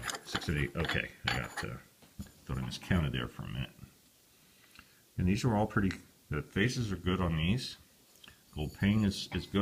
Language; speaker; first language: English; native; English